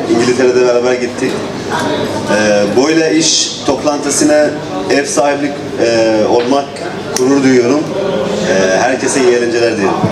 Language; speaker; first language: Turkish; non-native, learner; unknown